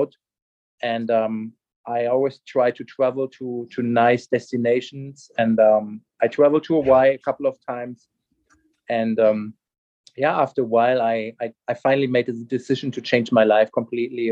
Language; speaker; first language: English; non-native, fluent; German